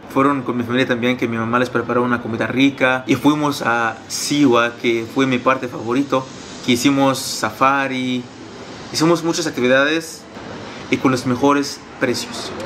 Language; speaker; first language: Spanish; non-native, fluent; Arabic